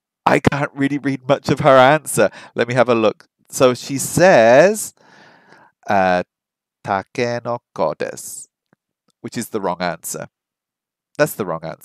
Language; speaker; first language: English; native; English